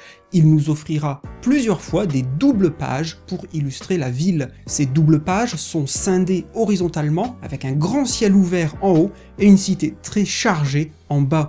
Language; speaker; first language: French; native; French